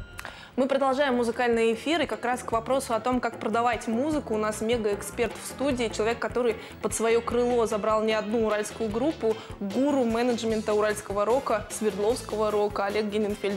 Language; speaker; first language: Russian; native; Russian